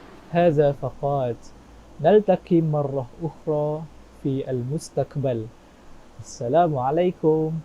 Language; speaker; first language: Arabic; non-native, learner; Malay